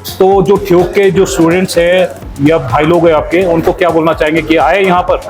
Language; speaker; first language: Hindi; native; Hindi